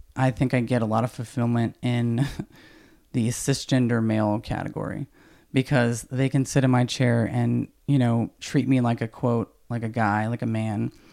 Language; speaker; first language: English; native; English